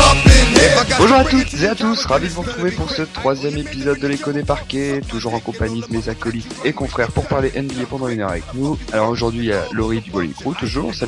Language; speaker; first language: French; native; French